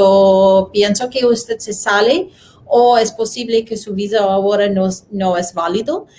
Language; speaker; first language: Spanish; non-native, learner; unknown